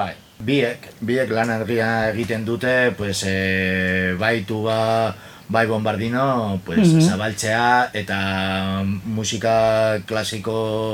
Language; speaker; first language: Basque; non-native, local second language; Spanish